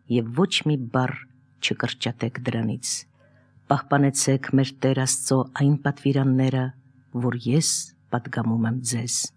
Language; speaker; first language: Armenian; native; Armenian